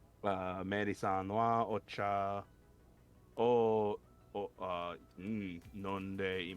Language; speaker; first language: Japanese; non-native, learner; English